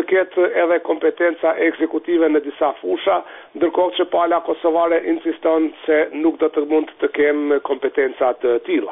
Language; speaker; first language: Albanian; native; Albanian